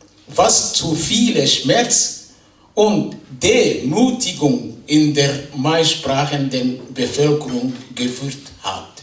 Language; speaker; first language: German; non-native, fluent; Somali